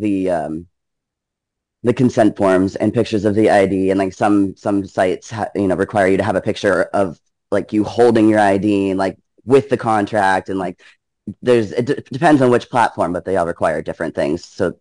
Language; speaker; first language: English; native; English